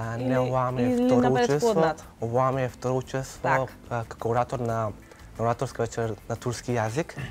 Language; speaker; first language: Macedonian; non-native, local second language; Turkish